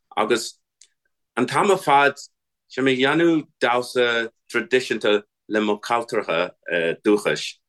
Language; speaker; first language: Irish; non-native, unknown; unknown